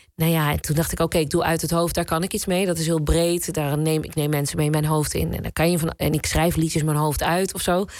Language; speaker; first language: Dutch; native; Dutch